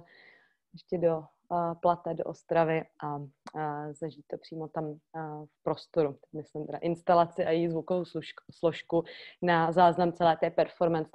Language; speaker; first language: Czech; native; Czech